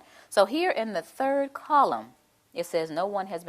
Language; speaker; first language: English; native; English